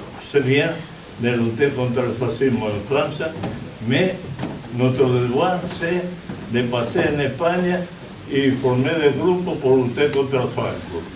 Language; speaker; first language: French; non-native, fluent; Spanish